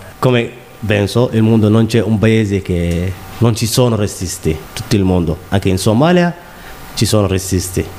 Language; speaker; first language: Italian; non-native, learner; Somali